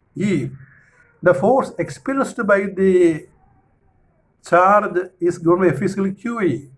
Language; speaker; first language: English; non-native, local second language; Malayalam